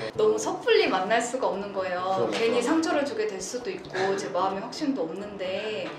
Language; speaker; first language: Korean; native; Korean